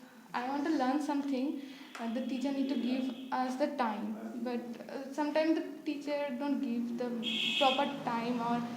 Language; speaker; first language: English; non-native, fluent; Bangla